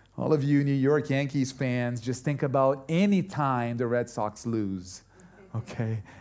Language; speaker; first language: English; early bilingual, other home language; German